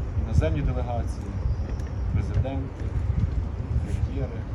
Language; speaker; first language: Ukrainian; native; Ukrainian